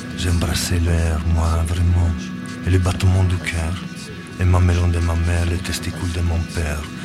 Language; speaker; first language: French; non-native, fluent; Italian